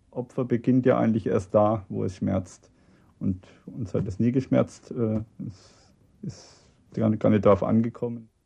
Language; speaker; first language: German; native; German